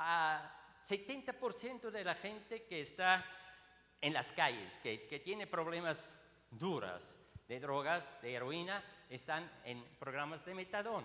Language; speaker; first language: Spanish; non-native, learner; Swiss German